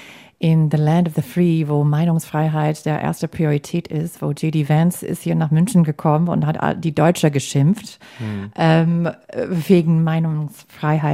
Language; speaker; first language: German; non-native, fluent; English